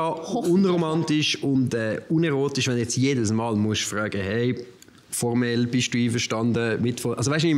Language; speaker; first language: German; native; German